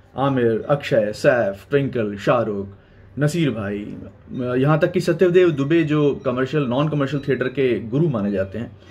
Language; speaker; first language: Hindi; native; Hindi